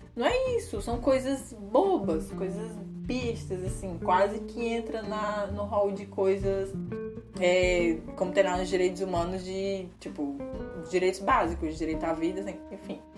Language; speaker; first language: Portuguese; native; Portuguese